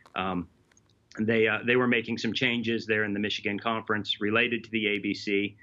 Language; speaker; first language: English; native; English